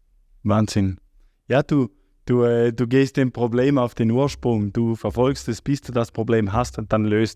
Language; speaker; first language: German; native; German